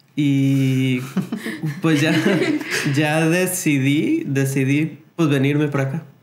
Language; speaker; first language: Spanish; native; Spanish